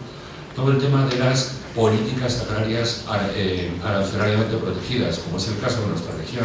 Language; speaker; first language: Spanish; native; Spanish